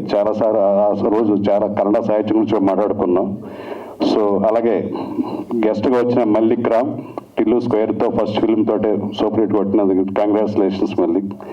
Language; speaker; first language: Telugu; native; Telugu